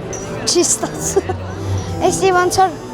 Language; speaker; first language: Armenian; early bilingual, heritage; Armenian